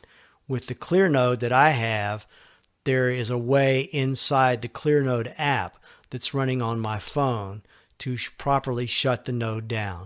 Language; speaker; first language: English; native; English